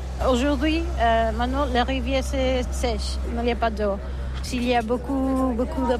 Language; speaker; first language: French; non-native, learner; Catalan